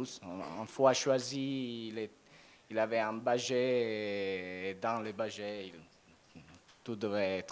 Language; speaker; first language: French; non-native, learner; Italian